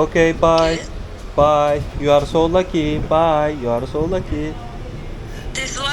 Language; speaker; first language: English; non-native, learner; Turkish